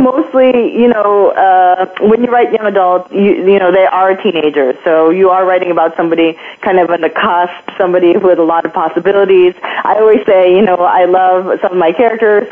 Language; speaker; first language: English; non-native, local second language; Filipino